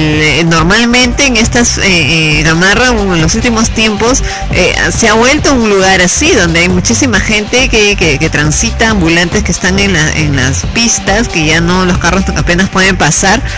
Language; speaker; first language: Spanish; native; Spanish